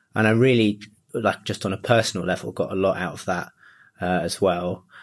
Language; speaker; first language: English; early bilingual, other home language; Japanese